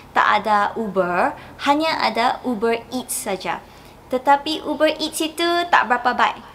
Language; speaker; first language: Malay; native; Malay